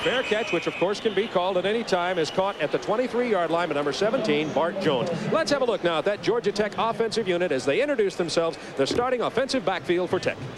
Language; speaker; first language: English; native; English